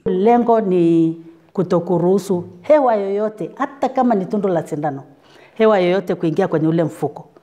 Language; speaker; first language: Swahili; native; Swahili